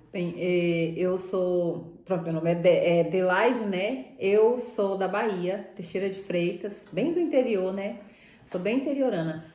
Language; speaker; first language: Portuguese; native; Portuguese